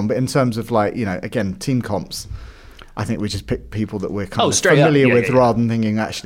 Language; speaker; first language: English; native; English